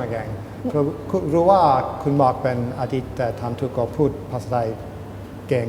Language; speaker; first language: Thai; non-native, learner; English